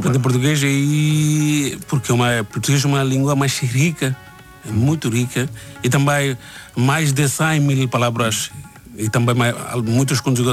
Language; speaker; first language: Portuguese; non-native, learner; Bangla